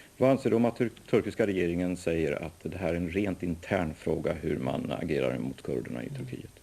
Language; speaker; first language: Swedish; native; Swedish